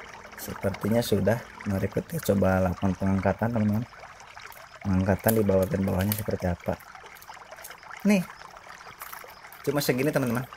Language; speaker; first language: Indonesian; native; Indonesian